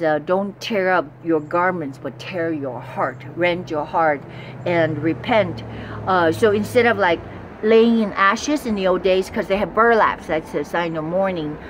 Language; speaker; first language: English; non-native, fluent; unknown